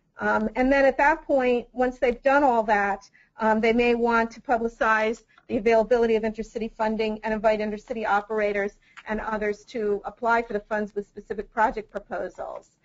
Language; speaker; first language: English; native; English